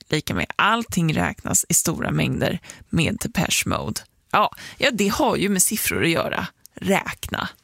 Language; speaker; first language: Swedish; native; Swedish